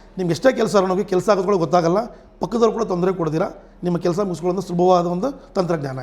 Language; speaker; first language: Kannada; non-native, local second language; Telugu